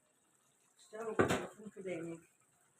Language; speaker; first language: Arabic; native; Arabic